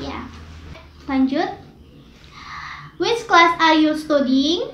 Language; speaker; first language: English; non-native, learner; Indonesian